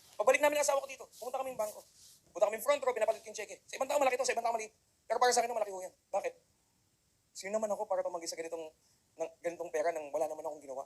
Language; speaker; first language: Filipino; native; Filipino